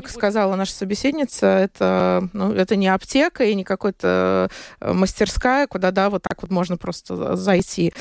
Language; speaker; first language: Russian; native; Russian